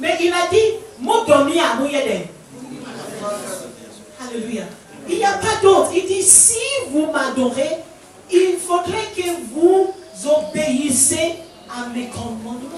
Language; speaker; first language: French; non-native, fluent; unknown